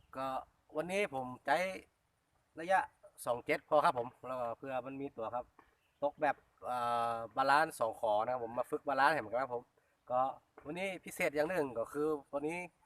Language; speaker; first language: Thai; native; Thai